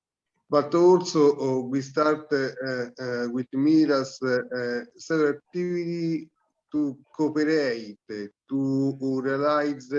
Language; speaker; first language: English; non-native, learner; Italian